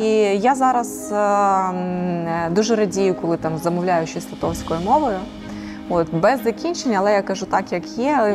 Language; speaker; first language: Ukrainian; native; Ukrainian